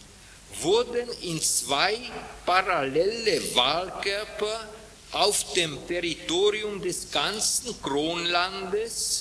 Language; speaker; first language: German; non-native, fluent; Czech